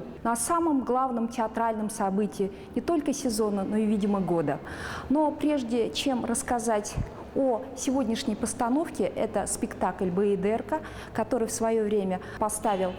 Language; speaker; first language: Russian; native; Russian